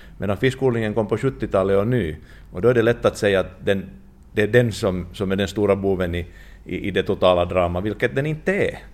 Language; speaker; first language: Swedish; non-native, fluent; Finnish